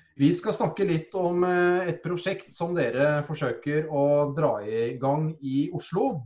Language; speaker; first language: Norwegian; native; Norwegian